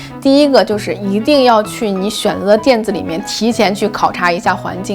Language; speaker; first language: Chinese; native; Chinese